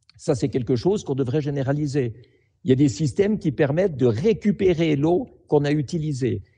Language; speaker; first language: French; native; French